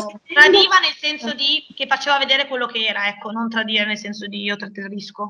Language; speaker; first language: Italian; native; Italian